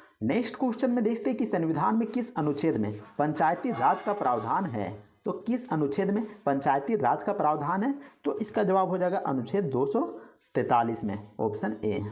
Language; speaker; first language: Hindi; native; Hindi